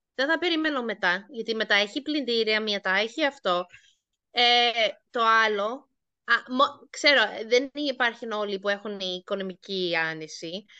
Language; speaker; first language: Greek; native; Greek